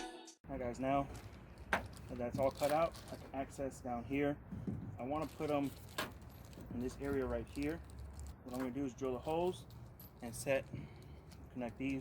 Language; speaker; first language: English; native; English